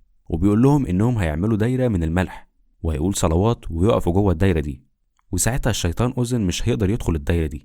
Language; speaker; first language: Arabic; native; Arabic